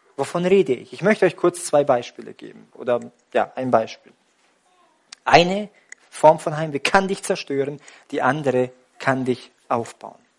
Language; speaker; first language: German; native; German